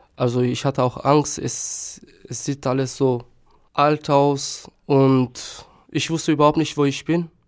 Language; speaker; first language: German; non-native, fluent; Turkish